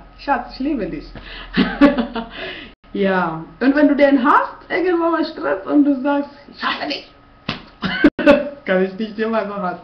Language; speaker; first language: German; non-native, fluent; Swahili